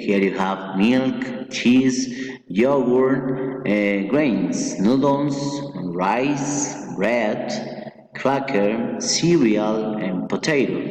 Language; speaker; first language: English; non-native, fluent; Spanish